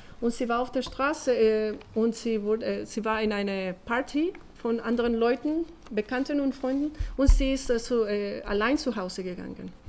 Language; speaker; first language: German; non-native, learner; Spanish